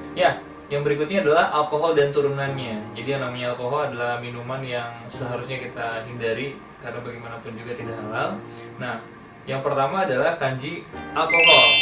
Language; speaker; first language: Indonesian; native; Indonesian